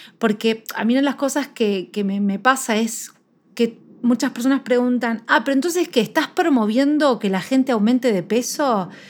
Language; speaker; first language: Spanish; native; Spanish